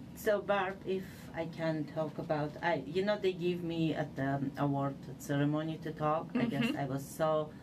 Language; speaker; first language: English; non-native, fluent; Uzbek